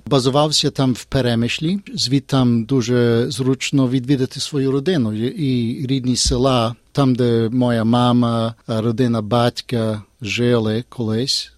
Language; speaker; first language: Ukrainian; early bilingual, heritage; Ukrainian